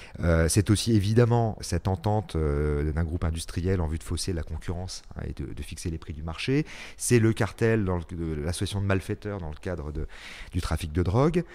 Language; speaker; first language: French; native; French